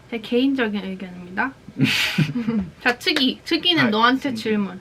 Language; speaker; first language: Korean; native; Korean